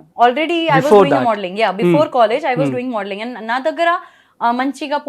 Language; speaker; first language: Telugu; non-native, learner; Gujarati